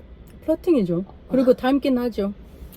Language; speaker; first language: Korean; non-native, learner; English